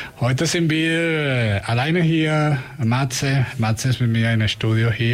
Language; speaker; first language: German; non-native, learner; Spanish